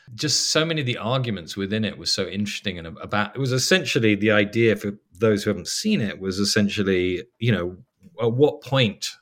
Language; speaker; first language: English; native; English